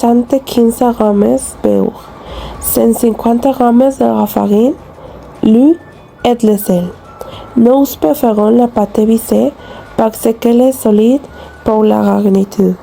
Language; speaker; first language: French; non-native, learner; Spanish